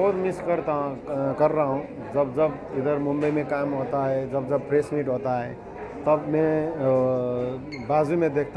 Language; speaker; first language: Hindi; non-native, fluent; Nepali